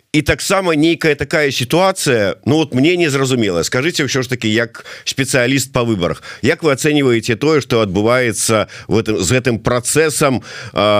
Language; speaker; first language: Belarusian; non-native, local second language; Russian